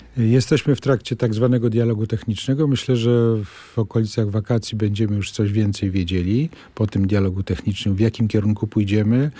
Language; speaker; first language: Polish; native; Polish